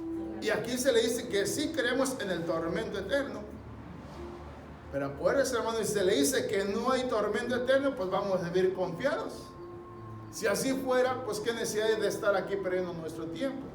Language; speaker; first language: Spanish; native; Spanish